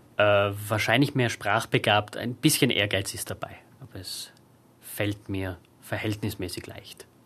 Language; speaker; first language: German; native; German